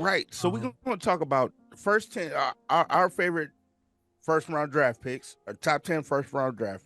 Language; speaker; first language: English; native; English